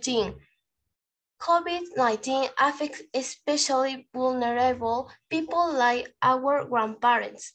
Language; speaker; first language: English; non-native, learner; Spanish